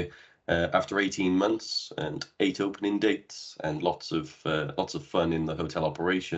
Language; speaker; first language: English; native; English